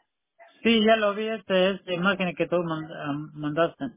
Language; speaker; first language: Spanish; non-native, local second language; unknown